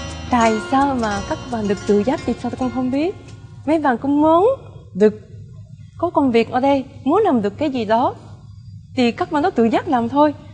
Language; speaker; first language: Vietnamese; non-native, fluent; Japanese